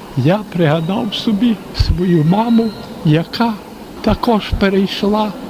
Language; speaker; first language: Ukrainian; native; Ukrainian